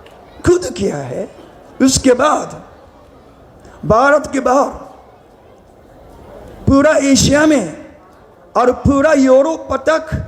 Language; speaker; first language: Hindi; non-native, learner; Japanese